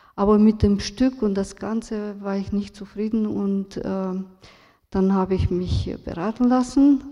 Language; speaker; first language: German; non-native, fluent; Romanian